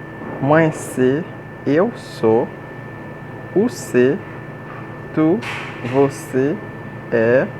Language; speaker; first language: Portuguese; non-native, learner; Haitian Creole